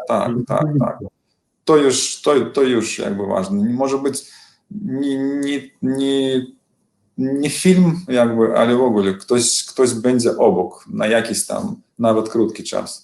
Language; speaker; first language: Polish; non-native, learner; Belarusian